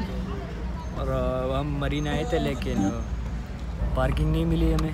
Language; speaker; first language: Urdu; native; Urdu